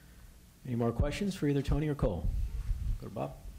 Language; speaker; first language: English; native; English